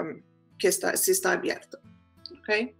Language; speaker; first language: Spanish; non-native, fluent; Portuguese